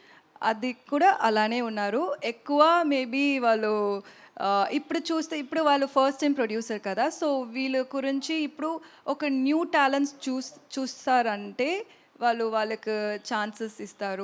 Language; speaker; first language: Telugu; non-native, learner; Tamil